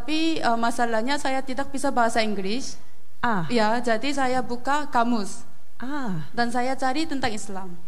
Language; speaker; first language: Indonesian; non-native, fluent; Korean